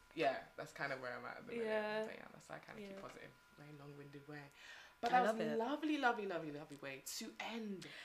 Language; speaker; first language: English; native; English